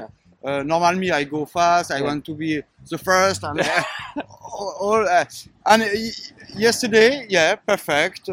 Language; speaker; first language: English; non-native, learner; French